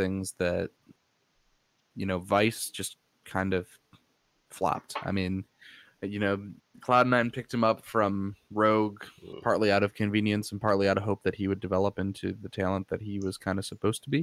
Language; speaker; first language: English; native; English